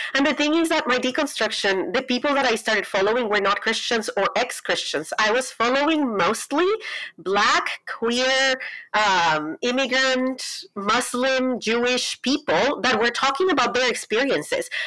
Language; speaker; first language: English; non-native, fluent; Spanish